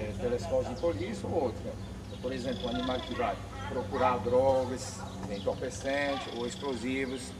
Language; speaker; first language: Portuguese; non-native, fluent; French